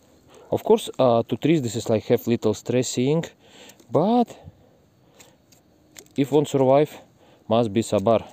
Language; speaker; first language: English; non-native, learner; Russian